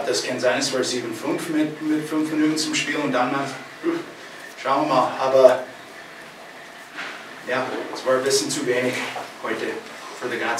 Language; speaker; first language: German; non-native, fluent; English